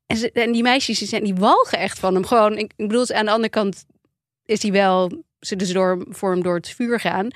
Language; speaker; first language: Dutch; native; Dutch